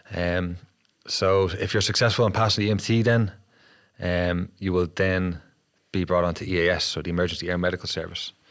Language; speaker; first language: English; native; English